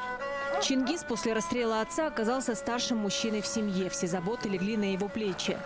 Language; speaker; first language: Russian; native; Russian